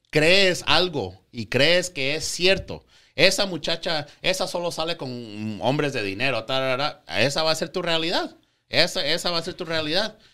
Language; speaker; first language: Spanish; native; Spanish